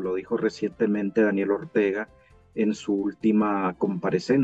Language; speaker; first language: Spanish; native; Spanish